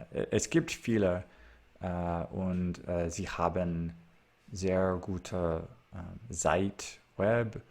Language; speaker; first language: German; non-native, learner; English